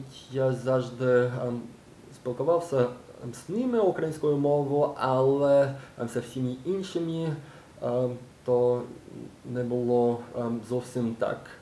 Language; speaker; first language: Ukrainian; non-native, learner; English